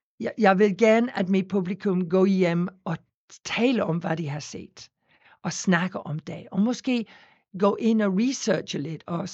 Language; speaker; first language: Danish; non-native, fluent; English